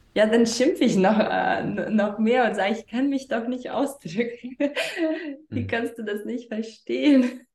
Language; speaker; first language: German; non-native, fluent; Lithuanian